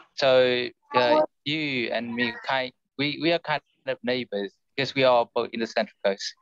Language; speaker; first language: English; non-native, learner; Vietnamese